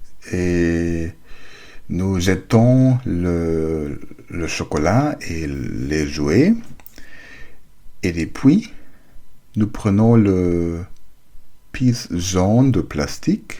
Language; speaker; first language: French; non-native, learner; German